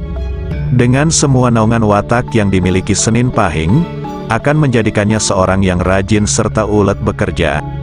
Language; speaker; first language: Indonesian; non-native, local second language; Javanese